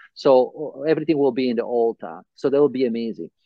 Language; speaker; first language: English; non-native, fluent; Italian